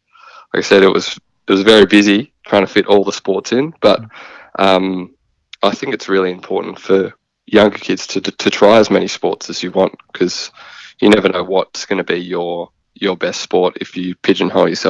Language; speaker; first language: English; native; English